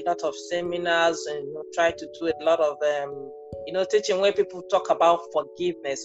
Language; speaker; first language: English; non-native, local second language; Ibibio